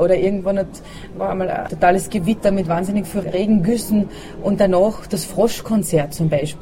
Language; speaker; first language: German; native; German